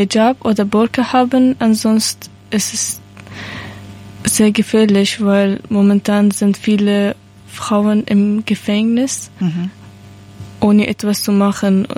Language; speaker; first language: German; non-native, learner; Persian